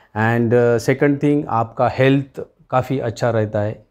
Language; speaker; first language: Hindi; non-native, local second language; Marathi